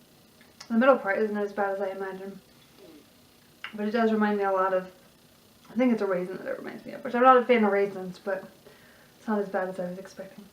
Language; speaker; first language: English; native; English